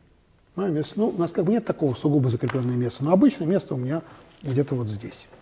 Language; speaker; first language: Russian; native; Russian